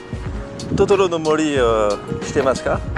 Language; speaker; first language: Japanese; non-native, learner; French